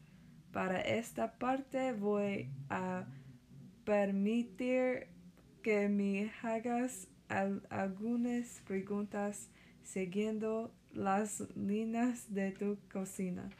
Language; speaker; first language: Spanish; early bilingual, other home language; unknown